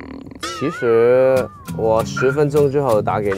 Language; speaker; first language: Chinese; non-native, local second language; Cantonese